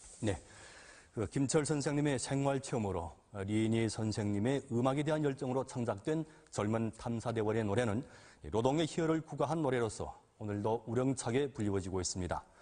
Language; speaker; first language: Korean; native; Korean